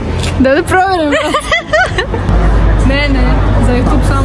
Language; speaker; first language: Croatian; non-native, learner; Russian